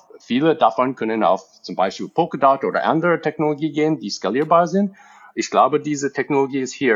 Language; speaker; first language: German; non-native, fluent; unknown